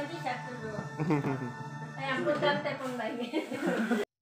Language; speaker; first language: German; non-native, learner; Filipino